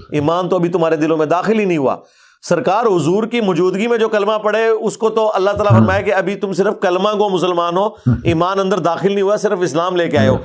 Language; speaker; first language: Urdu; non-native, local second language; Punjabi